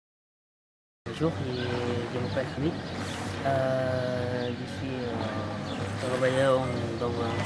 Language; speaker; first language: French; non-native, learner; Arabic